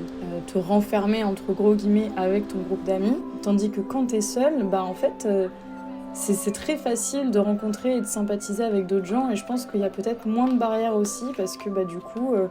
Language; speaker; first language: French; native; French